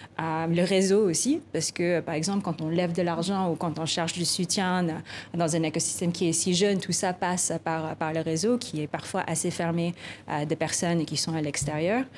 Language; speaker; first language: French; non-native, fluent; Filipino